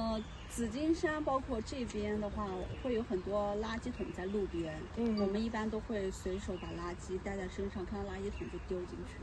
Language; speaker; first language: Chinese; native; Chinese